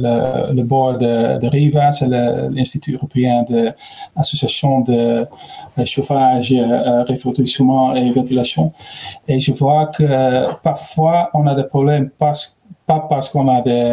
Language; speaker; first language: French; non-native, learner; Dutch